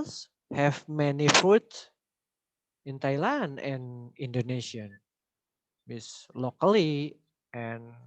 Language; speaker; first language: English; non-native, learner; Indonesian